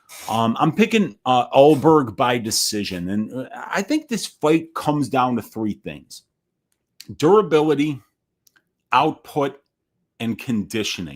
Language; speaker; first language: English; native; English